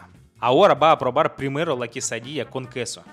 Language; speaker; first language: Spanish; non-native, fluent; Russian